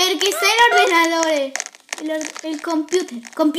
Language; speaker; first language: Italian; non-native, learner; Spanish